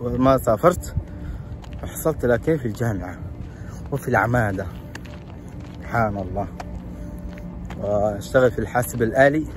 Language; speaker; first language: Arabic; non-native, local second language; Somali